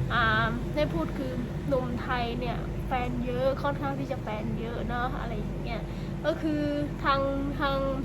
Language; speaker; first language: Thai; non-native, fluent; Burmese